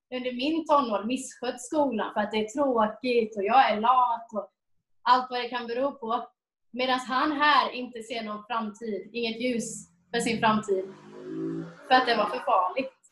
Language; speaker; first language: Swedish; native; Swedish